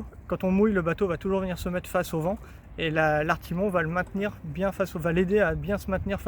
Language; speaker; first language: French; native; French